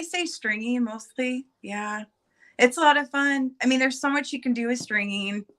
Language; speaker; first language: English; native; English